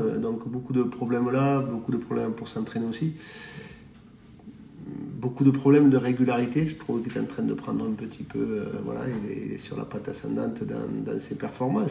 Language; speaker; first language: French; native; French